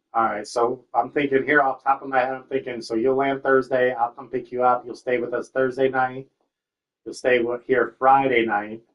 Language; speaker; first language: English; native; English